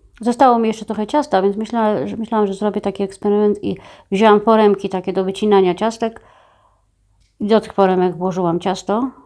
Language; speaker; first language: Polish; native; Polish